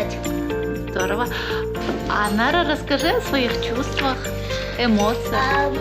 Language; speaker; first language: Russian; native; Russian